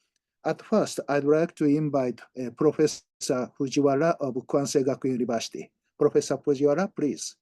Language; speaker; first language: English; non-native, fluent; Japanese